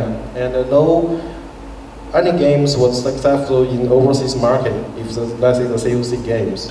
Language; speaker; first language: English; non-native, fluent; Chinese